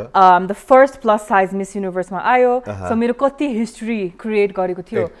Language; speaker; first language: Nepali; early bilingual, heritage; English